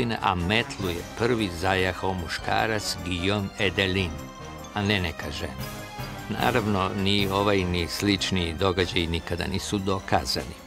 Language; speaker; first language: Serbian; native; Serbian